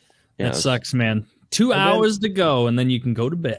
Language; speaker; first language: English; native; English